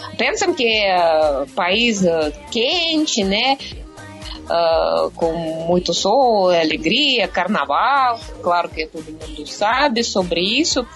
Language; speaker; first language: Portuguese; non-native, learner; Russian